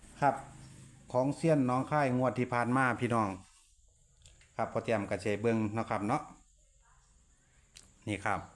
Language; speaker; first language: Thai; non-native, local second language; Northeastern Thai